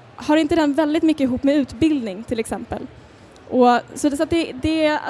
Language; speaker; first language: Swedish; native; Swedish